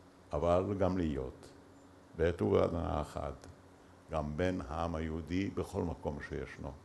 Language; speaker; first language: Hebrew; early bilingual, other home language; Yiddish